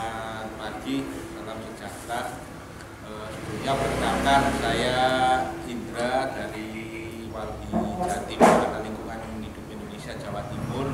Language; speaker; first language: Indonesian; native; Indonesian